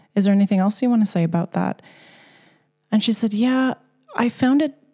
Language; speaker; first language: English; native; English